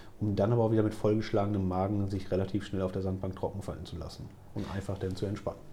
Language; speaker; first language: German; native; German